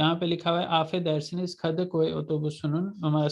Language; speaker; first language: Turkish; non-native, fluent; Urdu